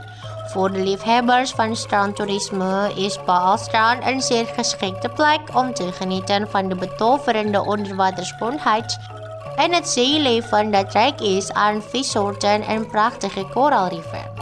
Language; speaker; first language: Dutch; non-native, learner; Indonesian